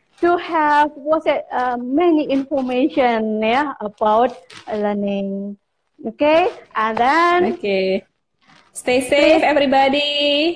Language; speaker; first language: English; non-native, fluent; Indonesian